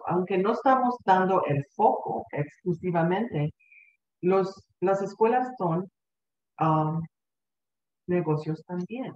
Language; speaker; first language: Spanish; early bilingual, heritage; Spanish